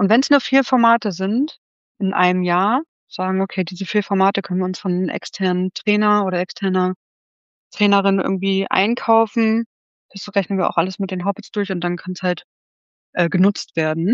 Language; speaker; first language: German; native; German